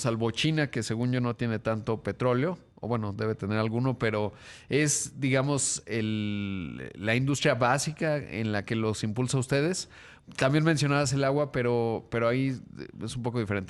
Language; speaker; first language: Spanish; native; Spanish